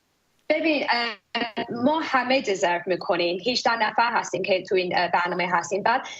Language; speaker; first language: Persian; early bilingual, heritage; Persian